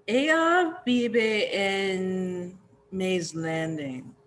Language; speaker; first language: Spanish; non-native, learner; English